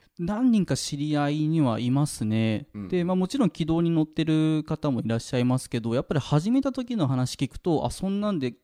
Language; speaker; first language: Japanese; native; Japanese